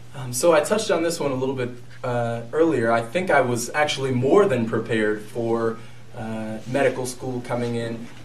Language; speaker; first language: English; native; English